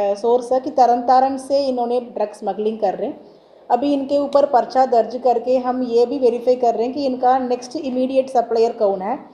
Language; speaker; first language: Hindi; non-native, local second language; Tamil